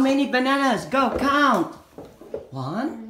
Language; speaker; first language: English; non-native, fluent; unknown